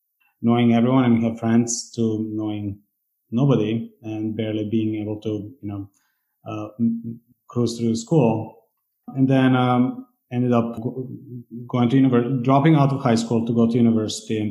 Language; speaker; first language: English; non-native, fluent; Serbian